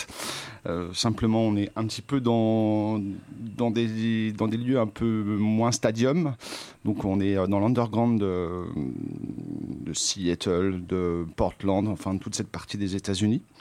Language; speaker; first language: French; native; French